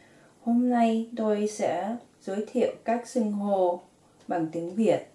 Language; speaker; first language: Vietnamese; early bilingual, heritage; Vietnamese